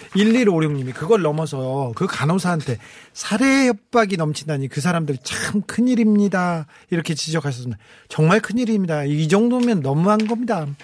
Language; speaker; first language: Korean; native; Korean